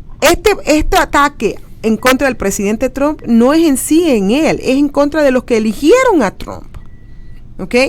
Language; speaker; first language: Spanish; native; Spanish